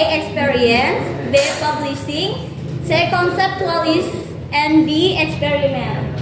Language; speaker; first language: English; non-native, learner; Indonesian